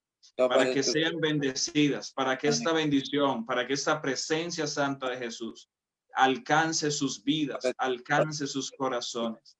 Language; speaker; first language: Spanish; native; Spanish